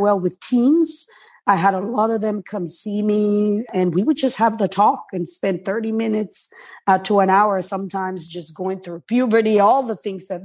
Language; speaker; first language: English; non-native, local second language; Krio